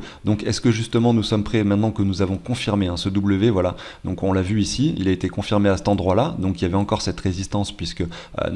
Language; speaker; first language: French; native; French